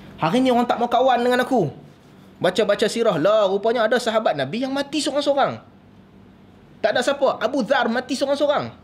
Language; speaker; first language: Malay; native; Malay